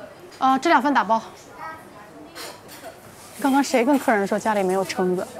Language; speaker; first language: Chinese; native; Chinese